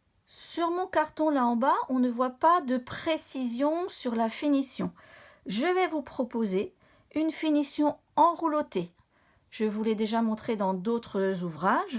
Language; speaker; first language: French; native; French